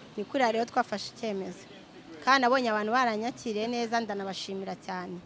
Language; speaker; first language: Kinyarwanda; native; Kinyarwanda